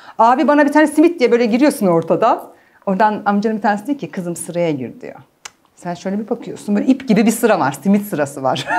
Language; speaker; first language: Turkish; early bilingual, heritage; Turkish